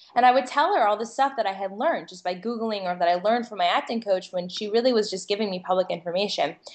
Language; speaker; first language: English; native; English